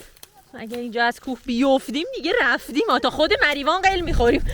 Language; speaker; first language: Persian; native; Persian